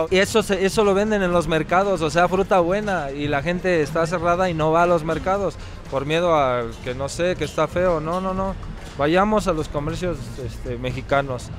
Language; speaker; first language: Spanish; native; Spanish